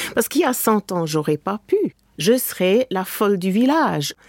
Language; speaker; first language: French; non-native, fluent; English